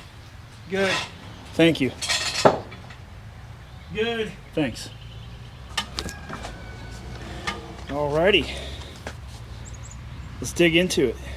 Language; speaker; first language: English; native; English